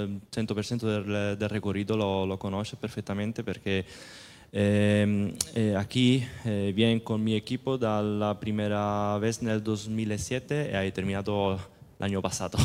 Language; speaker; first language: Spanish; non-native, learner; Italian